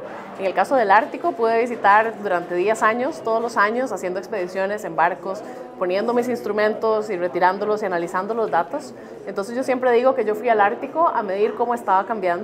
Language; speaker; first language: Spanish; native; Spanish